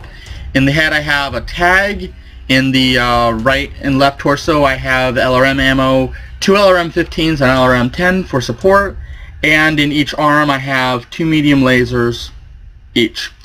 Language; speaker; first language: English; native; English